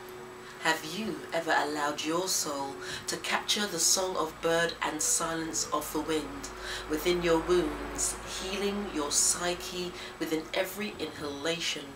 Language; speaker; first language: English; native; English